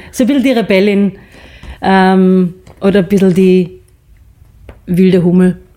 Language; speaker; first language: German; early bilingual, other home language; English